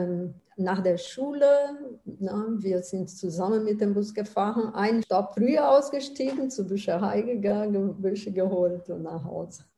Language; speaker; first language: German; non-native, fluent; Portuguese